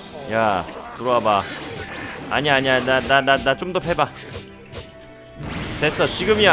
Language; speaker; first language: Korean; native; Korean